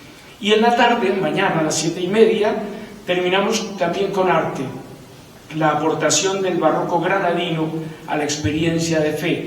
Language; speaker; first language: Spanish; native; Spanish